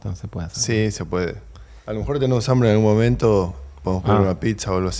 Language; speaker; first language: Spanish; native; Spanish